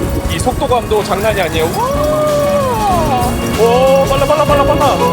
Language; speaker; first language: Korean; native; Korean